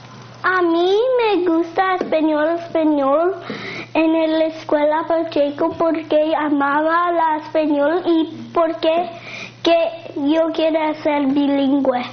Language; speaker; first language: Spanish; non-native, learner; English